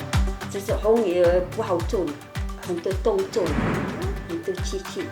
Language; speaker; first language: Chinese; non-native, local second language; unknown